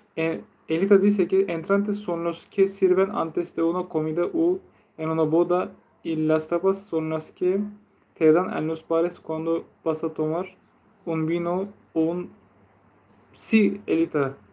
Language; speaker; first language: Spanish; non-native, fluent; Turkish